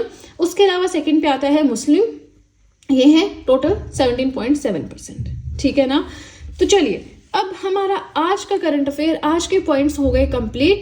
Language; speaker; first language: Hindi; native; Hindi